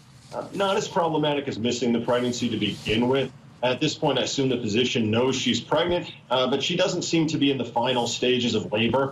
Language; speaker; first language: English; native; English